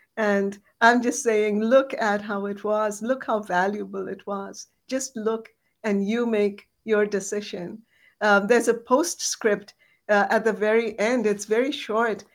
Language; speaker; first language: English; non-native, local second language; Bangla